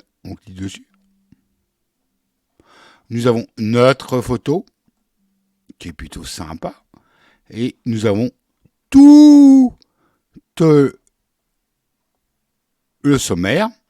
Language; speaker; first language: French; native; French